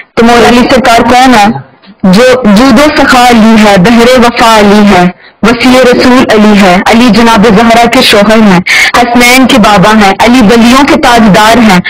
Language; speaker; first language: Urdu; native; Urdu